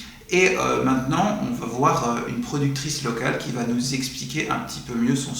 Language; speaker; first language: French; native; French